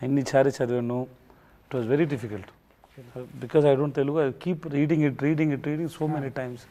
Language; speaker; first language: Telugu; non-native, learner; Tamil